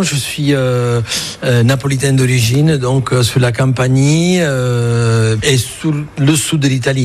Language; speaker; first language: French; non-native, fluent; Italian